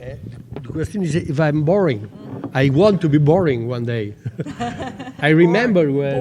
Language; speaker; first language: English; non-native, learner; Catalan